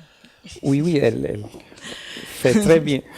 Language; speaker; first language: French; non-native, learner; German